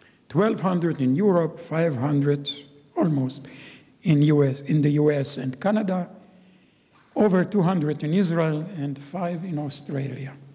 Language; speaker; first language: English; non-native, fluent; Hebrew